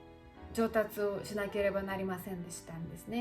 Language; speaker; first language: Japanese; non-native, learner; Russian